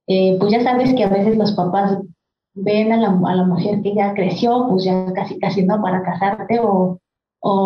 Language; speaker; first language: Spanish; non-native, local second language; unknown